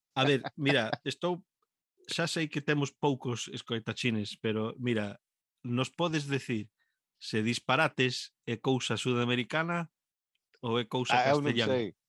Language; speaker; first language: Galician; non-native, local second language; Spanish